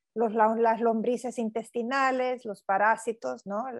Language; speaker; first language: Spanish; native; Spanish